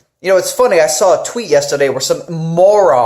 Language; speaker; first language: English; native; English